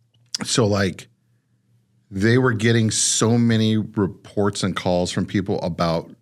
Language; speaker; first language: English; native; English